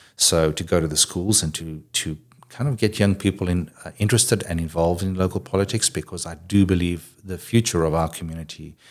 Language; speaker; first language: English; native; English